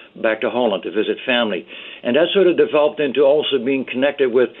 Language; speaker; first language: English; early bilingual, other home language; Dutch